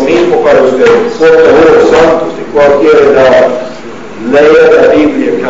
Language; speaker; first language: Spanish; non-native, learner; English